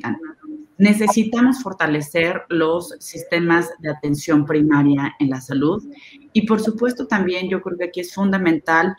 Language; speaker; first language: Spanish; native; Spanish